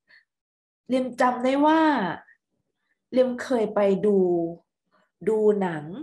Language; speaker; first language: Thai; native; Thai